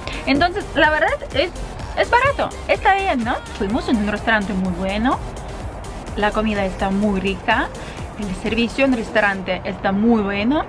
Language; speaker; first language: Spanish; non-native, fluent; Russian